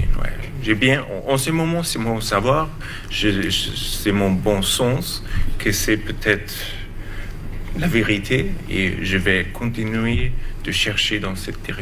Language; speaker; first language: French; non-native, learner; German